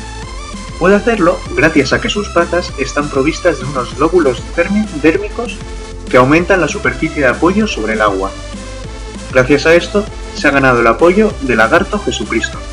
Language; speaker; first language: Spanish; native; Spanish